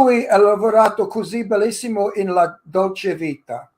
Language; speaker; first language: Italian; early bilingual, heritage; English